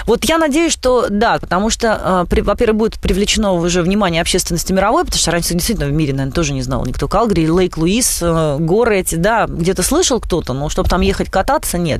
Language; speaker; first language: Russian; native; Russian